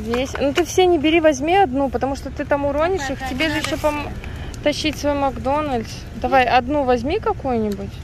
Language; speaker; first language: Russian; native; Russian